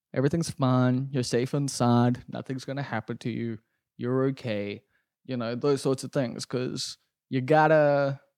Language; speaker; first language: English; native; English